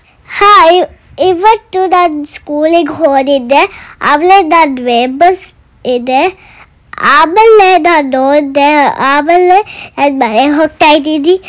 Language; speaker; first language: Kannada; early bilingual, heritage; Kannada